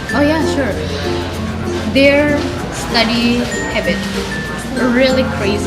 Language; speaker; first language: English; non-native, fluent; Indonesian